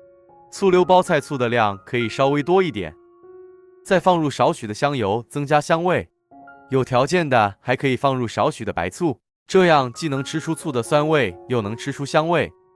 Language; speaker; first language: Chinese; native; Chinese